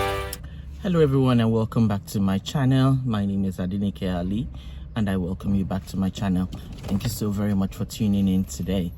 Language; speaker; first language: English; non-native, local second language; Yoruba